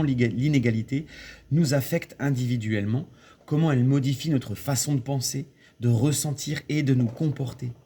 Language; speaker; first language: French; native; French